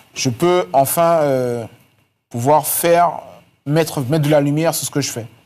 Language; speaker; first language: French; native; French